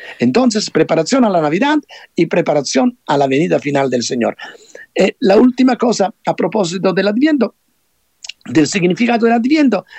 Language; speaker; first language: Spanish; non-native, fluent; Italian